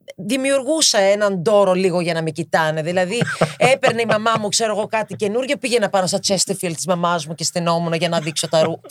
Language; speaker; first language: Greek; early bilingual, heritage; Greek